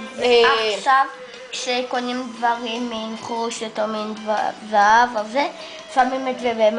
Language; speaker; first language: Hebrew; early bilingual, other home language; Spanish